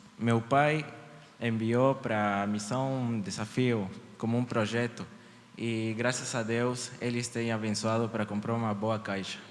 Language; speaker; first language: Portuguese; early bilingual, heritage; Portuguese